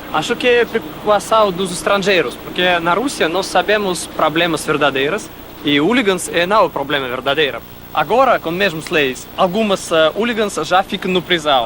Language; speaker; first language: Portuguese; non-native, learner; Russian